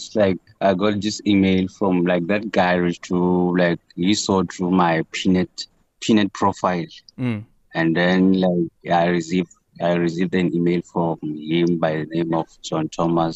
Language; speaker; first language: English; non-native, local second language; Southern Sotho